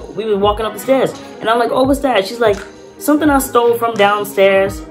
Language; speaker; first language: English; native; English